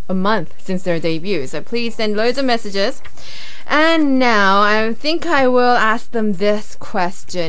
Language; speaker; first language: English; early bilingual, other home language; Korean